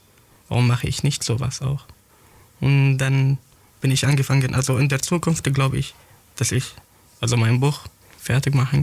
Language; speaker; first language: German; non-native, learner; Arabic